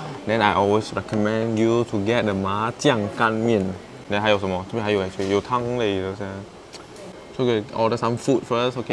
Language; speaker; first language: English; non-native, local second language; Chinese